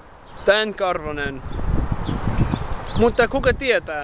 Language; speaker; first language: Finnish; non-native, learner; English